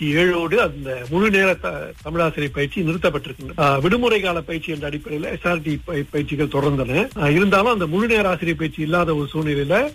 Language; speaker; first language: Tamil; early bilingual, heritage; Tamil